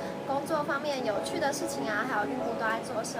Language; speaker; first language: Chinese; native; Chinese